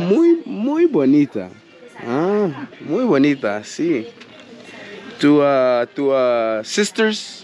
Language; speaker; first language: Spanish; non-native, learner; English